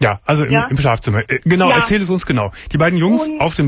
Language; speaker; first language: German; native; German